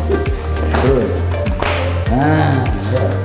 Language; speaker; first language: Indonesian; native; Indonesian